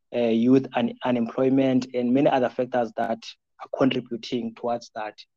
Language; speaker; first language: English; non-native, local second language; Xhosa